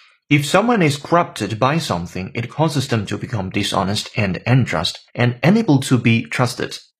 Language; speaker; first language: English; non-native, fluent; Chinese